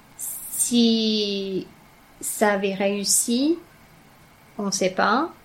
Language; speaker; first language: French; non-native, fluent; English